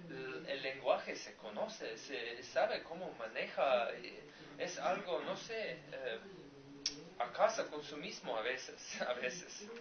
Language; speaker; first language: Spanish; non-native, learner; Slovenian